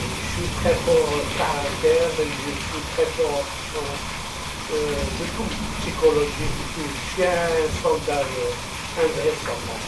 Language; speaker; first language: French; non-native, local second language; Arabic